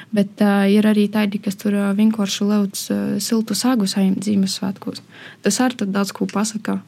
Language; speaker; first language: Latvian; native; Latvian